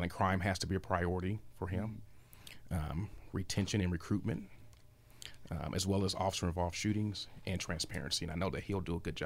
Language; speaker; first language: English; native; English